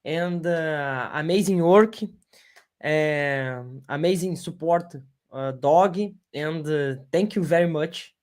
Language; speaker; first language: English; non-native, learner; Portuguese